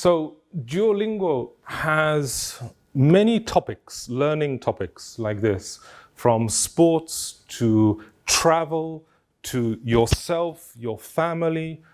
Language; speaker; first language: English; non-native, fluent; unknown